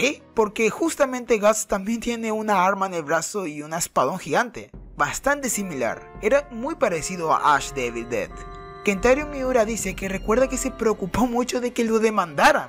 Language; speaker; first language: Spanish; native; Spanish